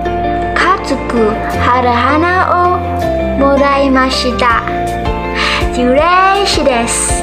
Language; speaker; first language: Japanese; non-native, learner; Malay